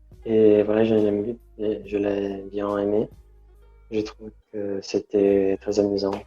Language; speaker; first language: French; non-native, fluent; Italian